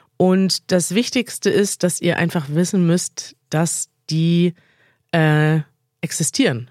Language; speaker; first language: German; native; German